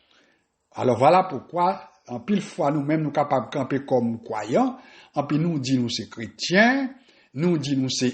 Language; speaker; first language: French; non-native, local second language; Haitian Creole